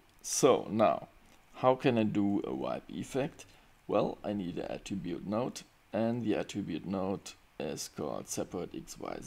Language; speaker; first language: English; non-native, fluent; German